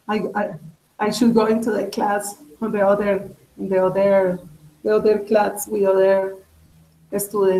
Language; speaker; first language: English; non-native, learner; Spanish